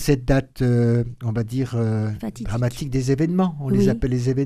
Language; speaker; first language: French; native; French